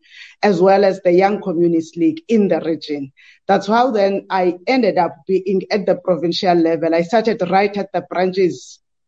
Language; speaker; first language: English; non-native, local second language; Xhosa